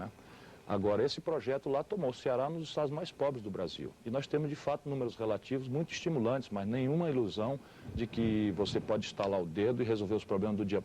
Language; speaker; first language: Portuguese; native; Portuguese